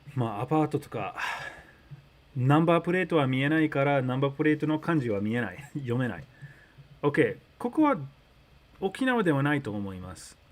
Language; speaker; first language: Japanese; early bilingual, other home language; English